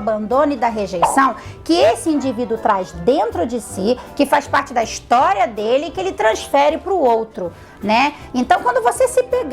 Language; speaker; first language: Portuguese; native; Portuguese